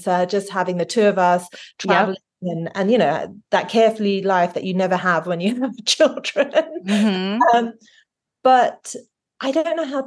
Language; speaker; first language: English; native; English